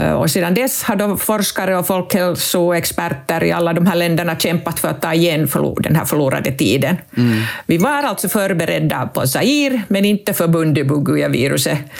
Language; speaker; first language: Swedish; non-native, local second language; Finnish